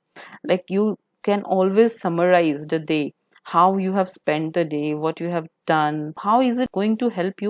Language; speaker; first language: English; non-native, local second language; Hindi